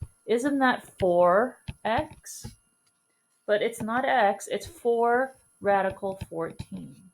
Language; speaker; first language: English; native; English